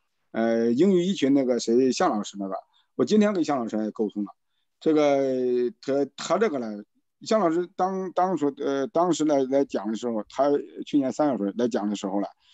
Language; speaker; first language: Chinese; native; Chinese